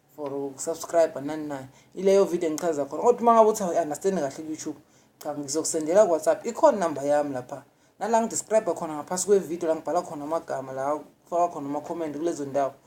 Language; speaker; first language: Zulu; non-native, local second language; Swati